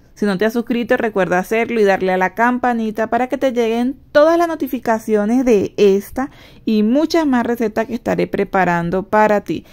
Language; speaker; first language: Spanish; native; Spanish